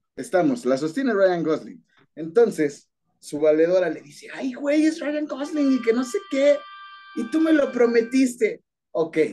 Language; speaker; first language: Spanish; native; Spanish